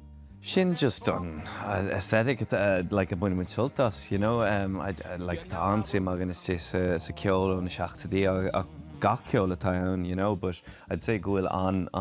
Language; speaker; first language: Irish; non-native, local second language; English